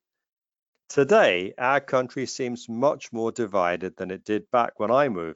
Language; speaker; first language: English; native; English